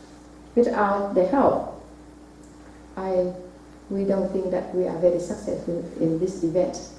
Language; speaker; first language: English; non-native, learner; Vietnamese